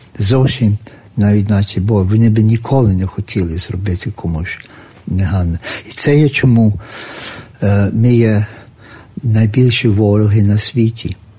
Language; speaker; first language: Ukrainian; early bilingual, heritage; Ukrainian